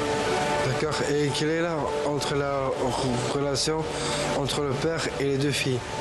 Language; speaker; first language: French; non-native, local second language; Arabic